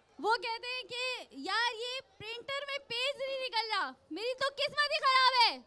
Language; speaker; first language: Urdu; non-native, local second language; Sindhi